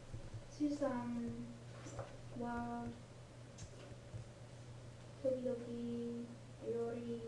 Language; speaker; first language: Japanese; non-native, learner; English